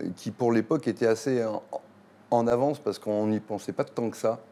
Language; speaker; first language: French; native; French